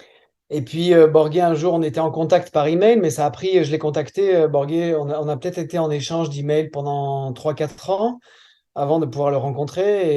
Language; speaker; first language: French; native; French